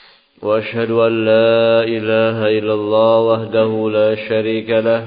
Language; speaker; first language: Arabic; non-native, fluent; Indonesian